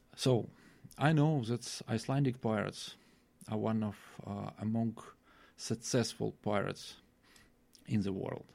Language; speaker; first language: English; non-native, fluent; Russian